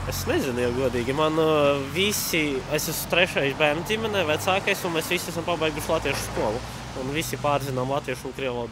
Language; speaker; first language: Latvian; non-native, local second language; Russian